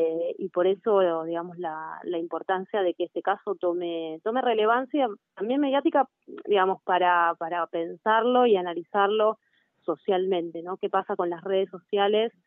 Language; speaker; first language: Spanish; native; Spanish